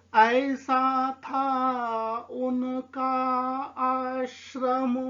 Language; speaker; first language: Hindi; non-native, local second language; Telugu